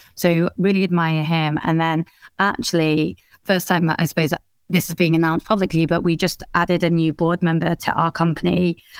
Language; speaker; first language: English; native; English